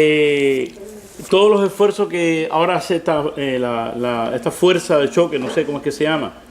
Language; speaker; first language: Spanish; native; Spanish